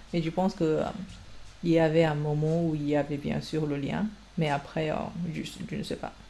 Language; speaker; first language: French; non-native, fluent; Japanese